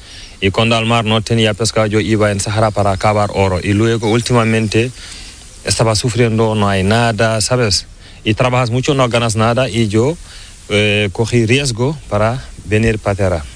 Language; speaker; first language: Spanish; non-native, learner; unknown